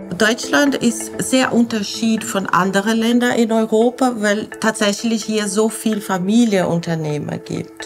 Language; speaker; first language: German; non-native, fluent; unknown